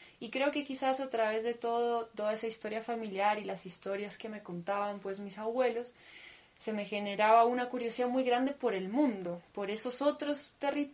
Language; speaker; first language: Spanish; early bilingual, other home language; Russian